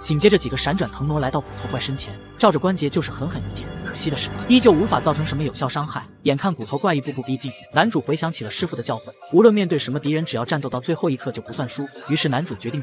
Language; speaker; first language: Chinese; native; Chinese